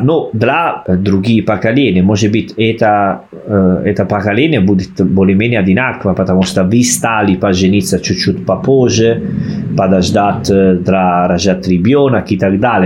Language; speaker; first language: Russian; non-native, fluent; Italian